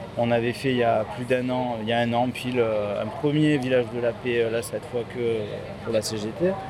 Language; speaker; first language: French; native; French